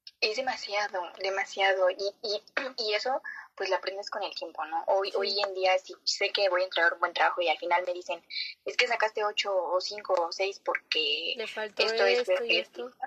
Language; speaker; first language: Spanish; native; Spanish